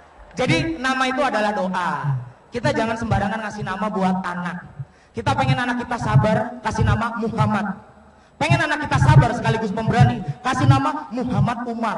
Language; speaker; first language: Indonesian; native; Indonesian